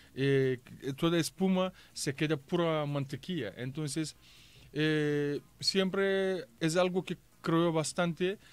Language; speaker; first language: Spanish; non-native, fluent; Turkish